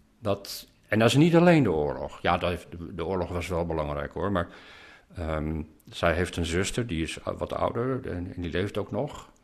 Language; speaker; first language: Dutch; native; Dutch